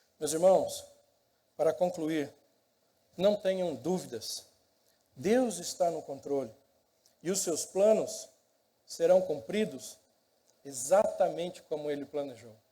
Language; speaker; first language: Portuguese; native; Portuguese